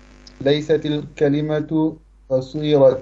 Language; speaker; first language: Arabic; non-native, learner; Urdu